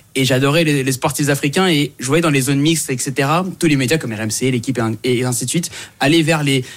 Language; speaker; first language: French; native; French